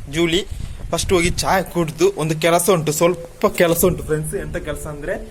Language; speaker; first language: Kannada; non-native, local second language; Tulu